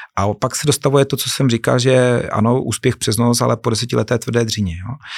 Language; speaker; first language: Czech; native; Czech